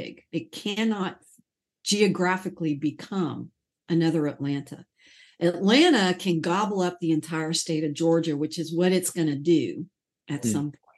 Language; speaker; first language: English; native; English